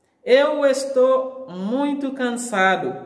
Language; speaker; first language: Portuguese; non-native, fluent; Haitian Creole